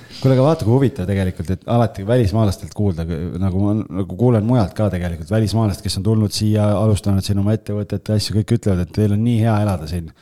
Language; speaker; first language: Estonian; native; Estonian